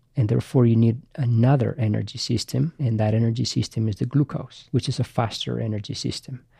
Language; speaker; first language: English; non-native, fluent; Spanish